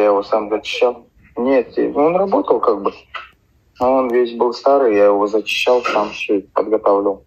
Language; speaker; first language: Russian; native; Russian